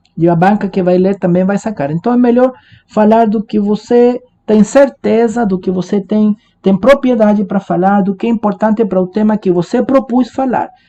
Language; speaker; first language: Portuguese; non-native, fluent; Spanish